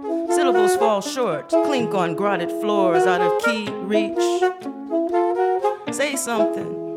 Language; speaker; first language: English; native; English